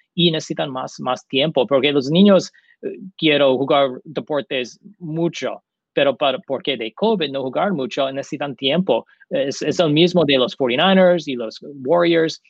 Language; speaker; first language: Spanish; non-native, learner; English